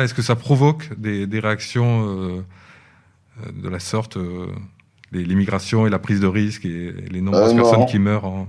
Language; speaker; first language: French; native; French